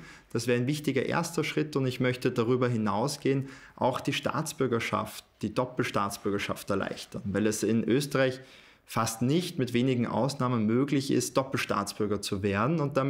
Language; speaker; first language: German; native; German